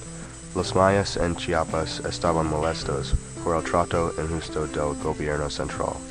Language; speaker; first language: Spanish; non-native, learner; English